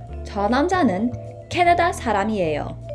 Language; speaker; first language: Korean; non-native, fluent; English